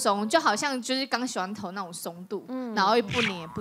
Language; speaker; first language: Chinese; native; Chinese